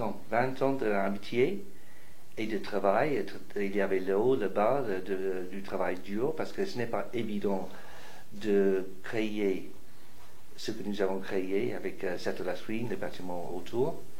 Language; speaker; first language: French; non-native, fluent; English